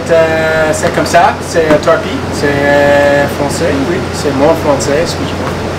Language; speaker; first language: French; non-native, learner; English